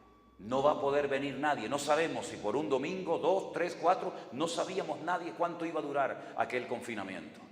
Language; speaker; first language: Spanish; native; Spanish